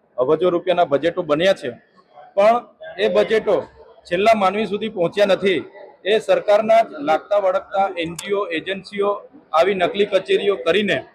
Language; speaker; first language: Gujarati; non-native, local second language; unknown